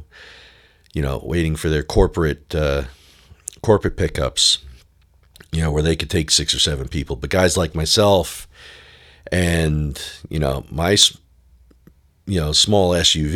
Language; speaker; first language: English; native; English